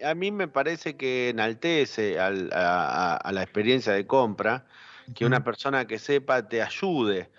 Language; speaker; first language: Spanish; native; Spanish